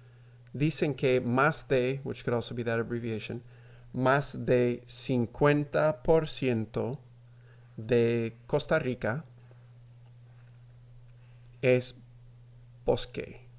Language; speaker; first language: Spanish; non-native, fluent; English